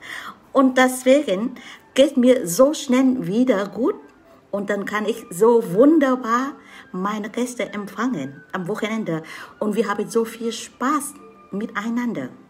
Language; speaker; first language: German; non-native, learner; Vietnamese